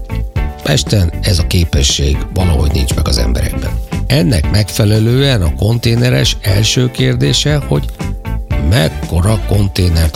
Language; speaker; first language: Hungarian; native; Hungarian